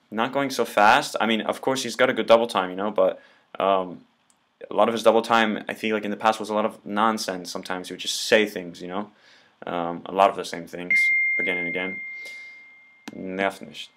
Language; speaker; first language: English; native; English